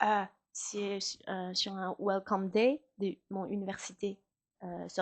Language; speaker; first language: French; non-native, learner; Chinese